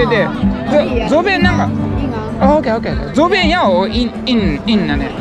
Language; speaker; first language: Chinese; non-native, learner; Japanese